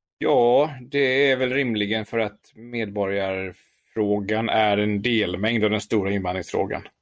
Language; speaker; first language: Swedish; native; Swedish